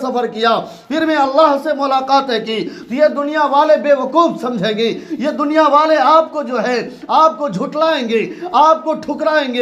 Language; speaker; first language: Urdu; native; Urdu